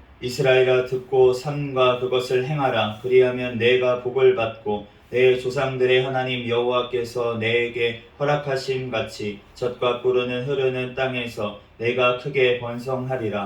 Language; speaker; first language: Korean; native; Korean